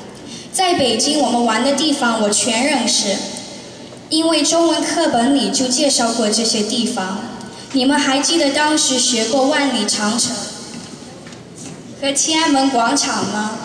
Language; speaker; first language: Chinese; early bilingual, heritage; Chinese